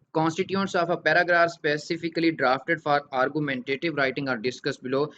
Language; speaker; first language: English; non-native, local second language; Urdu